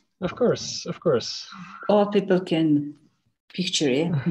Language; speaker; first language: English; non-native, fluent; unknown